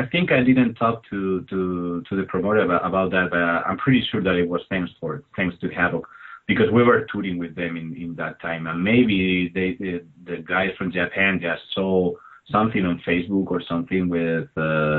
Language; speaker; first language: English; non-native, fluent; Spanish